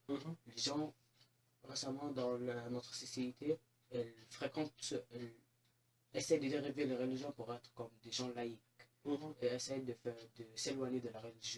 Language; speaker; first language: French; non-native, fluent; Arabic